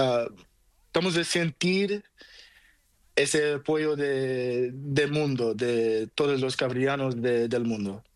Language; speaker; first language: Spanish; non-native, learner; Portuguese